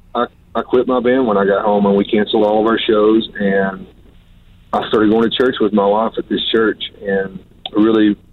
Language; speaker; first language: English; native; English